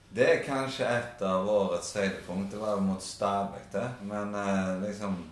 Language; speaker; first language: Norwegian; native; Norwegian